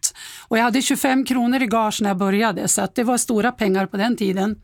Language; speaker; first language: Swedish; native; Swedish